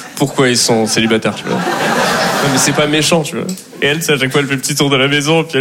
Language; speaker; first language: French; native; French